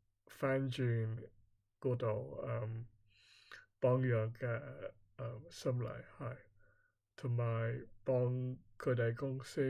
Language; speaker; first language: Cantonese; non-native, learner; English